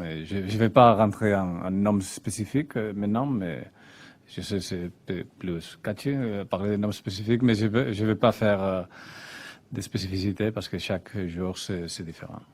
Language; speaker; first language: French; non-native, fluent; Spanish